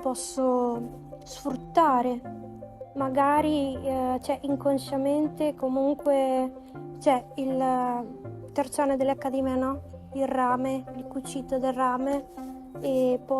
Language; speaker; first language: Italian; non-native, fluent; Macedonian